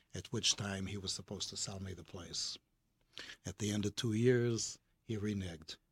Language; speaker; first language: English; early bilingual, other home language; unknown